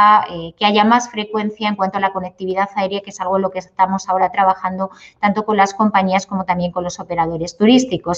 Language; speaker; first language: Spanish; native; Spanish